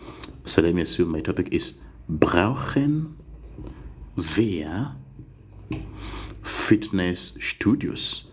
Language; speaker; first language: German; non-native, fluent; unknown